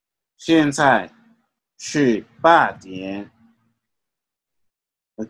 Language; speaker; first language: Chinese; non-native, learner; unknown